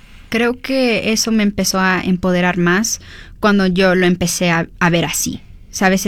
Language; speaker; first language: Spanish; early bilingual, heritage; Spanish